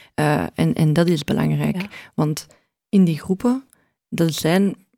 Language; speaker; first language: Dutch; early bilingual, other home language; Arabic